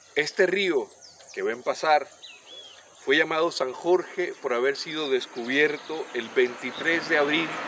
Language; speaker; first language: Spanish; native; Spanish